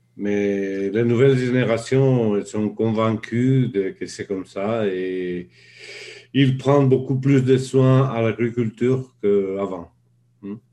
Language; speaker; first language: French; non-native, fluent; Spanish